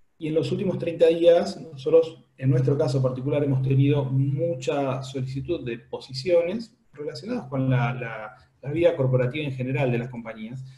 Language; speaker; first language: Spanish; native; Spanish